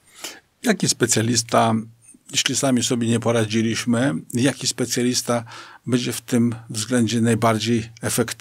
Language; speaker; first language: Polish; native; Polish